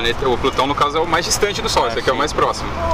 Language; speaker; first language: Portuguese; native; Portuguese